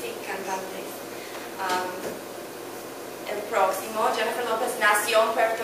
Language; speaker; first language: Spanish; non-native, learner; English